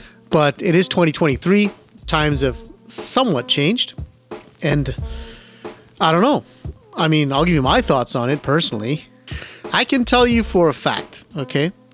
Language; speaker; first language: English; early bilingual, other home language; Punjabi